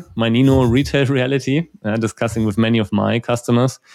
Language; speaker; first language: English; non-native, fluent; German